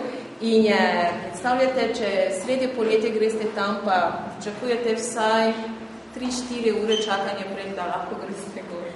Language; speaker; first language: Slovenian; non-native, fluent; French